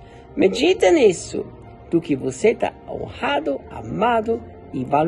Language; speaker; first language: Portuguese; non-native, fluent; German